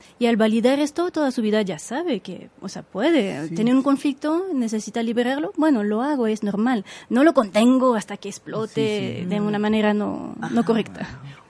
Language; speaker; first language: Spanish; non-native, fluent; French